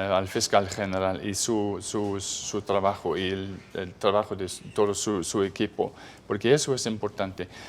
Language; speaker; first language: Spanish; non-native, fluent; English